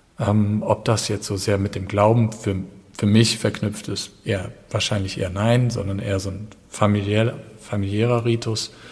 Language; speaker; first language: German; native; German